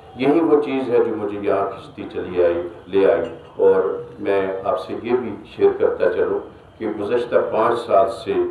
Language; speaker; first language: Urdu; non-native, local second language; Kashmiri